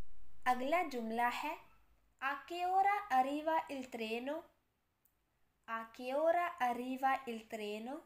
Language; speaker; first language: Italian; non-native, fluent; Urdu